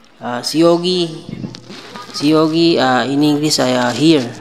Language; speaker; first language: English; non-native, local second language; Filipino